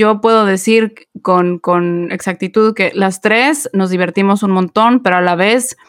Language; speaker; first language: Spanish; early bilingual, heritage; Spanish